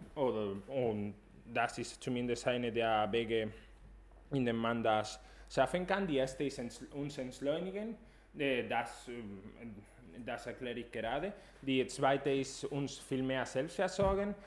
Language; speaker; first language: German; non-native, fluent; Spanish